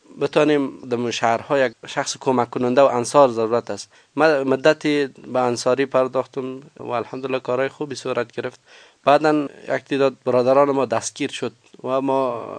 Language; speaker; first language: Persian; native; Persian